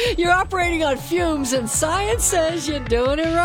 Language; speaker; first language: English; native; English